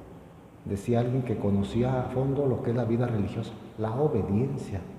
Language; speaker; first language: Spanish; native; Spanish